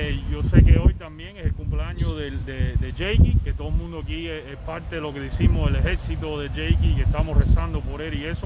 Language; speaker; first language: Spanish; early bilingual, heritage; Spanish